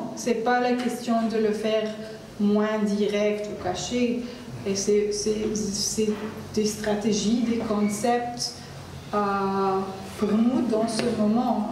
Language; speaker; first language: French; non-native, learner; Arabic